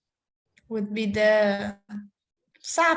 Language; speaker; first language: English; non-native, learner; Portuguese